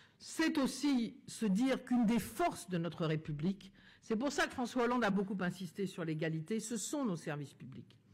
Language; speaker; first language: French; native; French